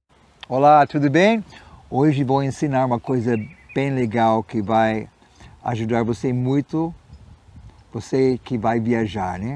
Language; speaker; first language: Portuguese; non-native, fluent; English